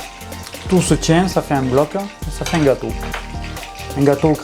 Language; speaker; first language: French; native; French